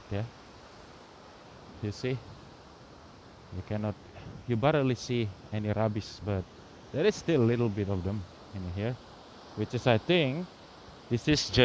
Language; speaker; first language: English; non-native, learner; Indonesian